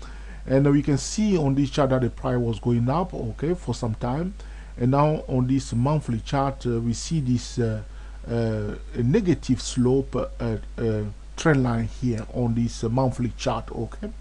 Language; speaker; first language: English; non-native, fluent; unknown